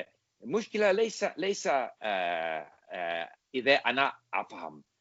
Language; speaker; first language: Arabic; non-native, learner; English